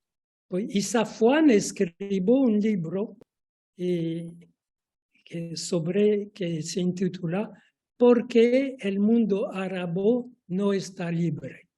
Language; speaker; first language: Spanish; non-native, fluent; French